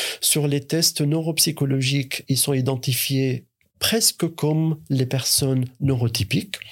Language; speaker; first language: French; non-native, fluent; Arabic